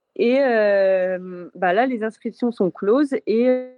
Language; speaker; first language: French; native; French